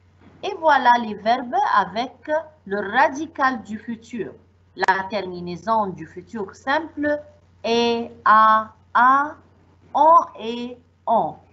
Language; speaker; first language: French; non-native, fluent; Arabic